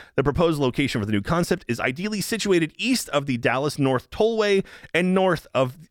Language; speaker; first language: English; native; English